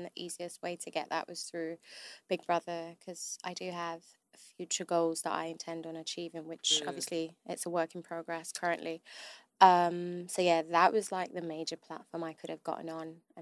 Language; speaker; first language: English; native; English